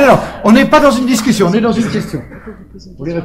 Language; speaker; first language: French; native; French